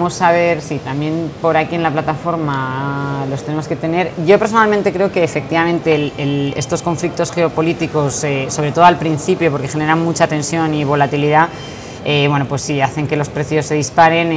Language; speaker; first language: Spanish; native; Spanish